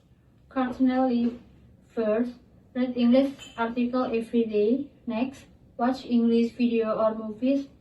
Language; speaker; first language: English; non-native, learner; Indonesian